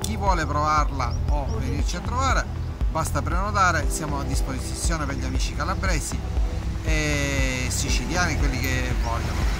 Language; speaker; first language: Italian; native; Italian